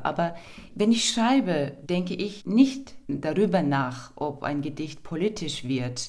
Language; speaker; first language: German; non-native, fluent; Turkish